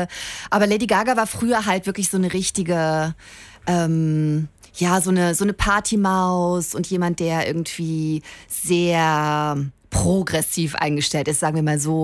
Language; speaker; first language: German; native; German